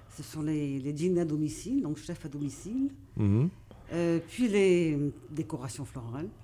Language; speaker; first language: French; native; French